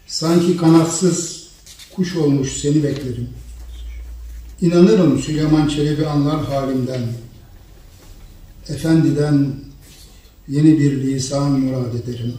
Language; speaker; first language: Turkish; native; Turkish